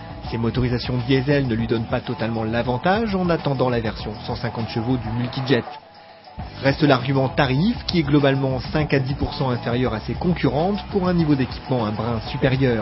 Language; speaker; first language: French; native; French